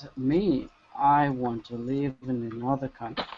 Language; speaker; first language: English; non-native, learner; Russian